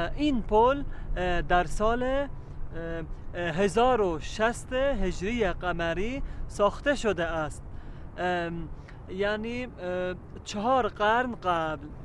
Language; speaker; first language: Persian; non-native, learner; Arabic